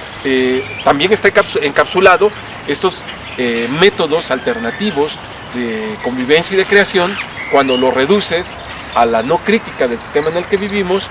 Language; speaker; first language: Spanish; native; Spanish